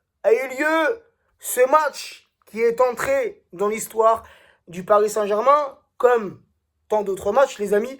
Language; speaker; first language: French; native; French